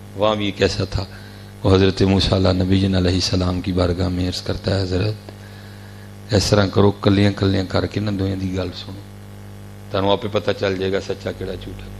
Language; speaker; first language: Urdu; non-native, local second language; Punjabi